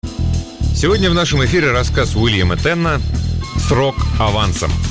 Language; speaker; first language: Russian; native; Russian